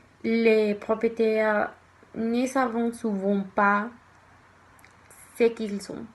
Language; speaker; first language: French; non-native, learner; Spanish